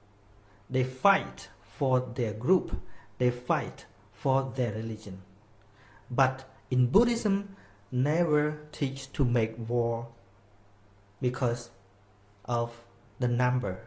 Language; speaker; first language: English; non-native, fluent; Khmer